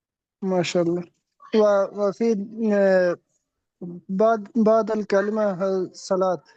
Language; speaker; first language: Arabic; non-native, learner; Urdu